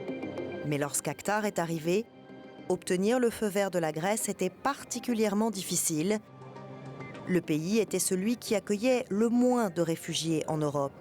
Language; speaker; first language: French; native; French